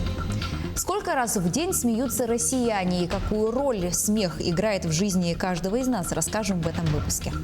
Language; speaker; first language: Russian; native; Russian